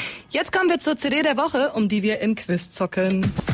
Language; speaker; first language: German; native; German